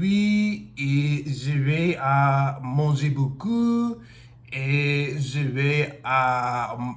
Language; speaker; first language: French; non-native, learner; English